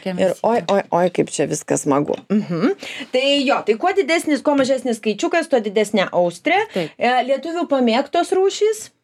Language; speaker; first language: Lithuanian; native; Lithuanian